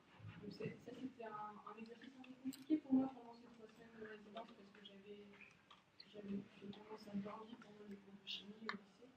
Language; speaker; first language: French; native; French